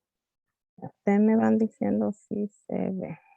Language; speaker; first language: Spanish; native; Spanish